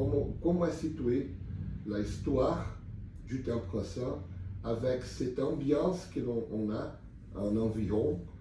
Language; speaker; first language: French; non-native, learner; Portuguese